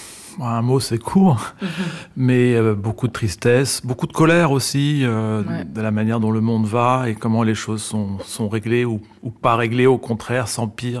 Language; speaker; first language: French; early bilingual, other home language; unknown